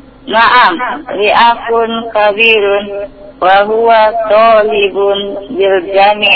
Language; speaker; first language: Arabic; non-native, learner; Indonesian